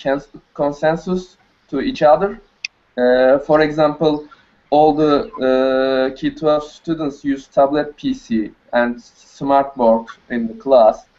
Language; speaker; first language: English; non-native, learner; Turkish